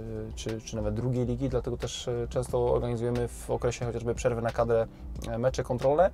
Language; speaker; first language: Polish; native; Polish